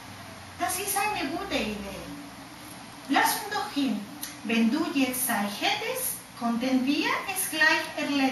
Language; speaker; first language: German; non-native, learner; Spanish